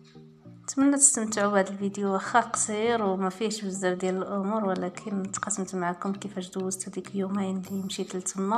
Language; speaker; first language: Arabic; native; Arabic